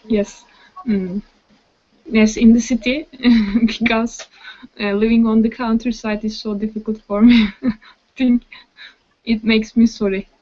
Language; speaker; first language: English; non-native, learner; Turkish